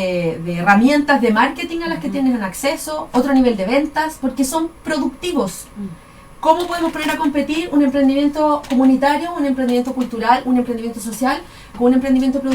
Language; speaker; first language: Spanish; native; Spanish